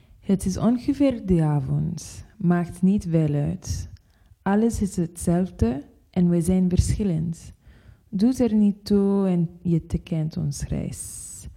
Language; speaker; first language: Dutch; non-native, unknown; English